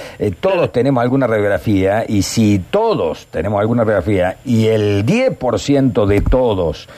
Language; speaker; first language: Spanish; native; Spanish